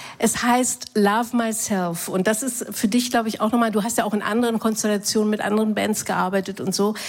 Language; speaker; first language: German; native; German